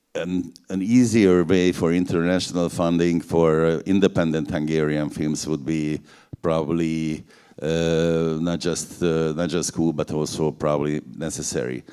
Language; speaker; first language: English; non-native, fluent; Hungarian